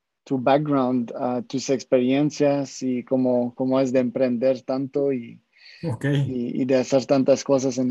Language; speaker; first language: Spanish; non-native, fluent; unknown